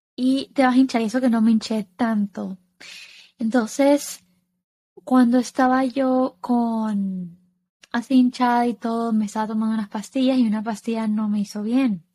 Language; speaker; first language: Spanish; early bilingual, heritage; Spanish